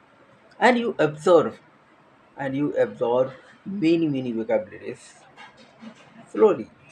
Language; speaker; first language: English; non-native, learner; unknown